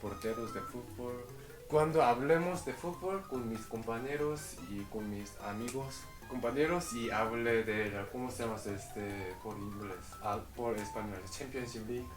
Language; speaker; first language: Spanish; non-native, fluent; Korean